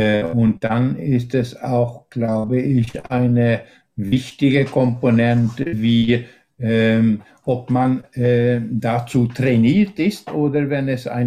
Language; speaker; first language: German; non-native, fluent; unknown